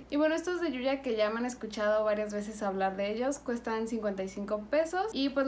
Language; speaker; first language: Spanish; native; Spanish